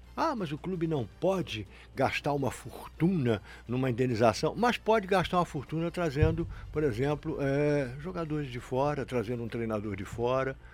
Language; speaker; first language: Portuguese; native; Portuguese